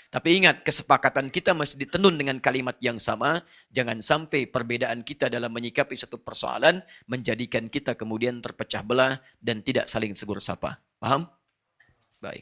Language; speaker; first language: Indonesian; non-native, fluent; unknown